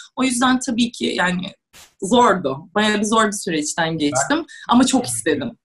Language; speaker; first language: Turkish; non-native, fluent; Russian